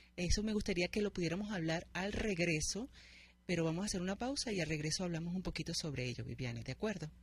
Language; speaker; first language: Spanish; native; Spanish